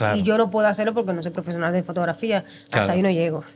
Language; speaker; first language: Spanish; native; Spanish